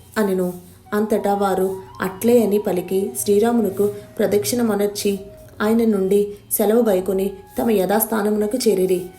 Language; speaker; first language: Telugu; native; Telugu